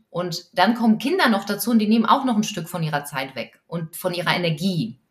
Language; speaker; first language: German; early bilingual, other home language; Polish